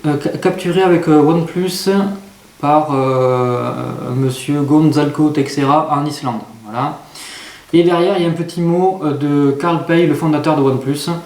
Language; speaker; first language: French; native; French